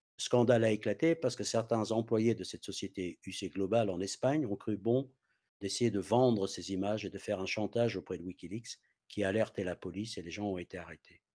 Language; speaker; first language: French; non-native, fluent; English